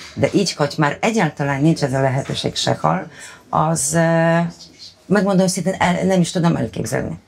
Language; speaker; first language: Hungarian; non-native, fluent; Polish